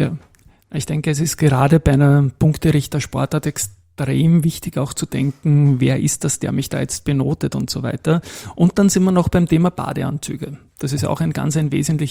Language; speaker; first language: German; native; German